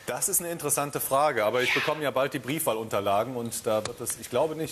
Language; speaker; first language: German; native; German